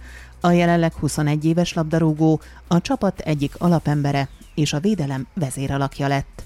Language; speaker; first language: Hungarian; native; Hungarian